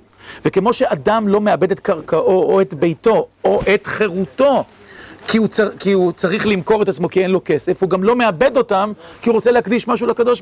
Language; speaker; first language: Hebrew; native; Hebrew